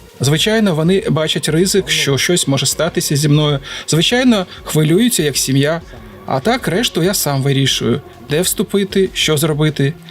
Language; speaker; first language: Ukrainian; non-native, fluent; Georgian